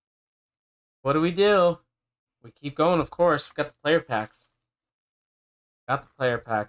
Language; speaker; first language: English; native; English